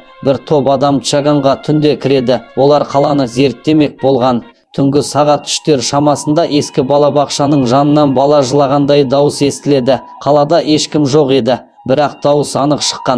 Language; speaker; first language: Kazakh; native; Kazakh